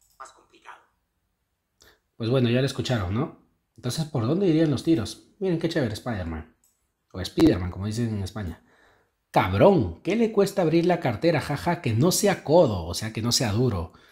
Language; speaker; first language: Spanish; native; Spanish